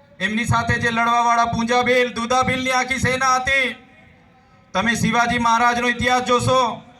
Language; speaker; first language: Gujarati; non-native, local second language; Vasavi